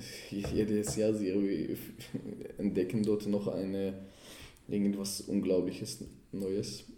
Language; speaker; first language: German; non-native, fluent; Hebrew